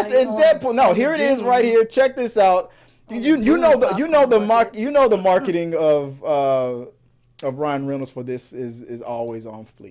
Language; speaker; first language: English; native; English